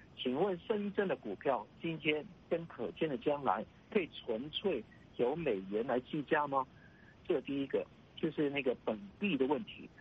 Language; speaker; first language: Chinese; non-native, local second language; Cantonese